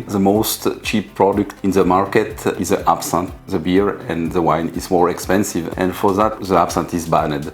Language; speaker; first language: English; non-native, learner; French